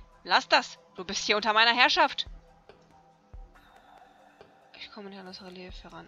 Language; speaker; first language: German; native; German